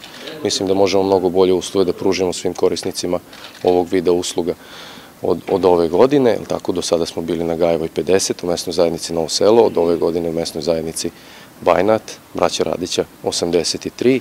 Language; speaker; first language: Serbian; native; Serbian